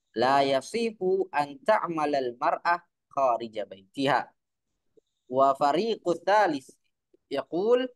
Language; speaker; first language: Arabic; non-native, fluent; Indonesian